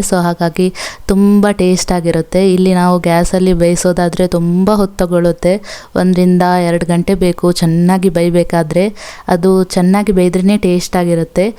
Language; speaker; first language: Kannada; non-native, local second language; Tulu